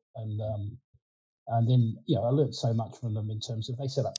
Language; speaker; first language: English; early bilingual, other home language; Ukrainian